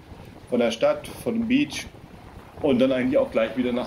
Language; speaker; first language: German; native; German